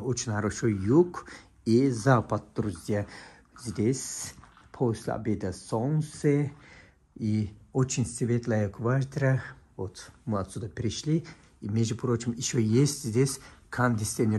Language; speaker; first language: Russian; non-native, fluent; Turkish